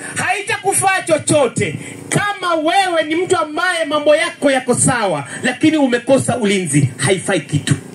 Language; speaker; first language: Swahili; non-native, local second language; Giryama